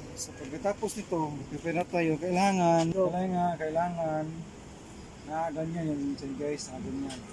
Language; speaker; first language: Filipino; non-native, local second language; Cebuano